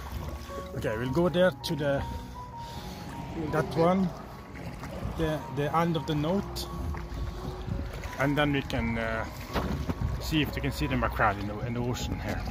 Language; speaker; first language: English; non-native, fluent; Norwegian